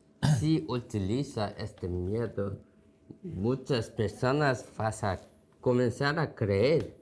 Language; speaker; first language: Spanish; non-native, fluent; Korean